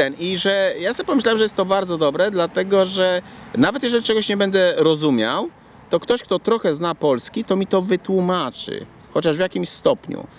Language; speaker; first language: Polish; native; Polish